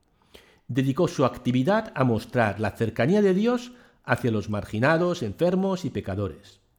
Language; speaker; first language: Spanish; native; Spanish